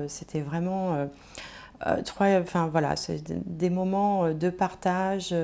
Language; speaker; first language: French; native; French